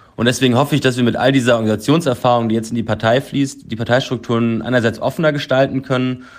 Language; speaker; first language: German; native; German